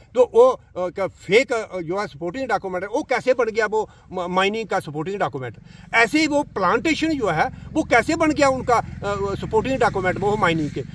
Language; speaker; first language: Hindi; native; Hindi